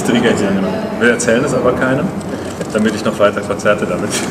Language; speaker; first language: German; native; German